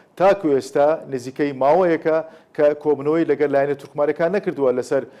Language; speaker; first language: Central Kurdish; non-native, local second language; Turkish